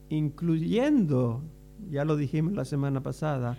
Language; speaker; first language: Spanish; native; Spanish